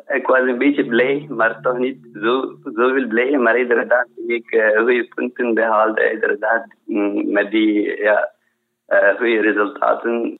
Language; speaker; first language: Dutch; non-native, fluent; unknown